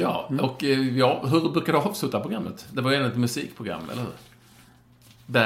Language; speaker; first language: Swedish; native; Swedish